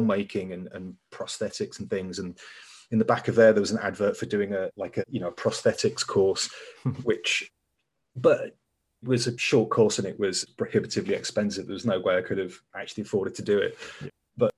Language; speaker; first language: English; native; English